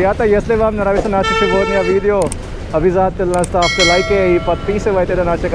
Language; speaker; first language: Russian; non-native, learner; Hindi